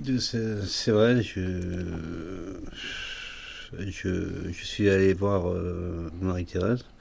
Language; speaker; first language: French; early bilingual, other home language; Arabic